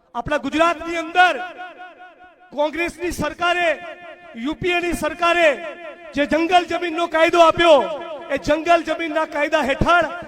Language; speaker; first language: Gujarati; native; Gujarati